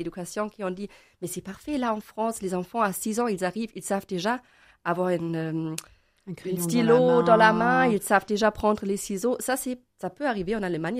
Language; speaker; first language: French; non-native, learner; German